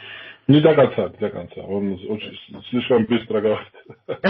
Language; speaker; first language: Russian; non-native, fluent; Georgian